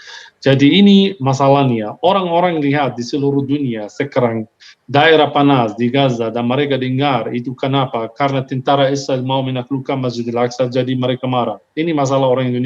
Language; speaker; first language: Indonesian; non-native, fluent; Hebrew